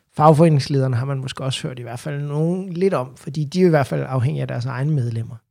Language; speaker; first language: Danish; native; Danish